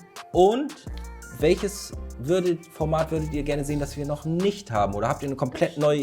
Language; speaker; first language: German; native; German